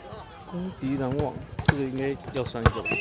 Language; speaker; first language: Chinese; native; Chinese